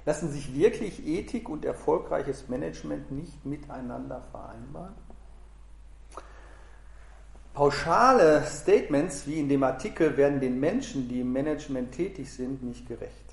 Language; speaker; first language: German; native; German